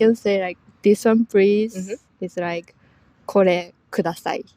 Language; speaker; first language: English; non-native, fluent; Japanese